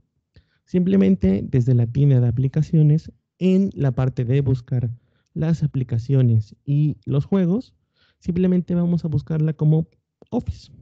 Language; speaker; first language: Spanish; native; Spanish